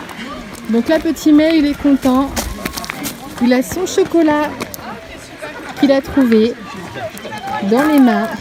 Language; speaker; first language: French; native; French